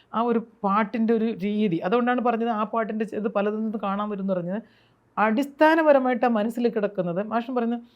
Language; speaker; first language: Malayalam; native; Malayalam